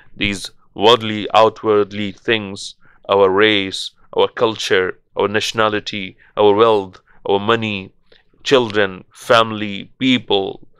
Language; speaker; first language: English; non-native, local second language; Urdu